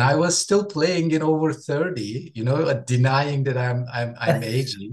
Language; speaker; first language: English; non-native, fluent; Turkish